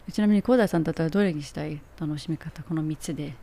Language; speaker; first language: Japanese; non-native, fluent; Armenian